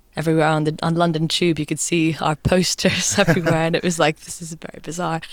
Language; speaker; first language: English; native; English